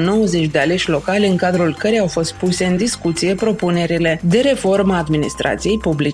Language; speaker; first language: Romanian; native; Romanian